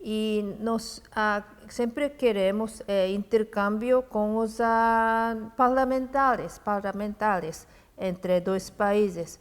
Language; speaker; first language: Portuguese; non-native, fluent; Japanese